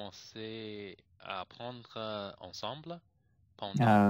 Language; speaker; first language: French; non-native, learner; English